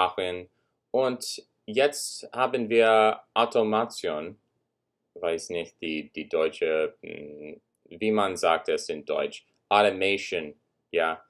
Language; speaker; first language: German; non-native, learner; English